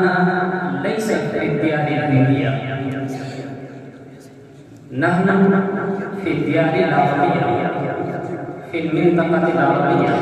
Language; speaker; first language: Arabic; non-native, fluent; Urdu